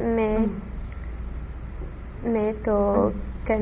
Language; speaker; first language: Japanese; non-native, learner; Spanish